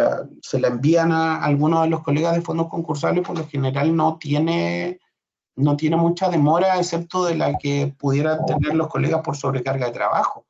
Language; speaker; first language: Spanish; native; Spanish